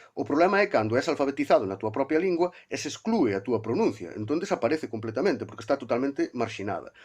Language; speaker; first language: Galician; native; Galician